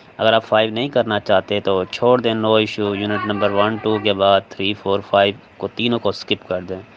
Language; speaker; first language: Urdu; non-native, local second language; Saraiki